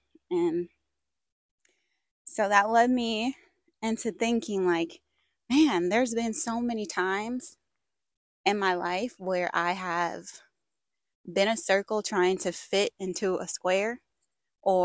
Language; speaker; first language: English; native; English